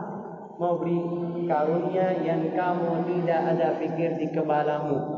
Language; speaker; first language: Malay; non-native, learner; Arabic